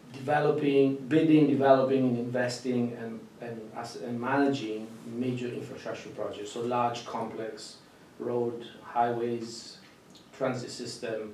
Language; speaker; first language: English; non-native, fluent; Italian